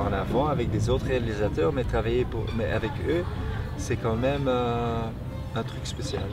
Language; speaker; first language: French; non-native, local second language; Dutch